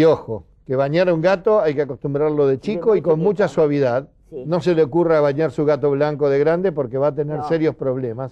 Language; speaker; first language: Spanish; native; Spanish